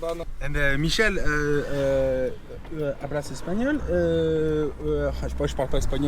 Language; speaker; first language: French; native; French